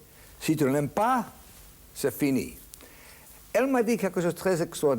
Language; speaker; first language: French; non-native, fluent; English